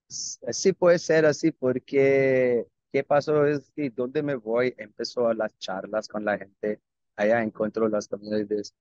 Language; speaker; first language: Spanish; non-native, learner; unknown